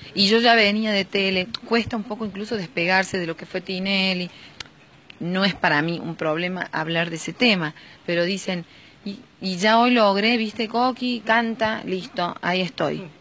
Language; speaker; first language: Spanish; native; Spanish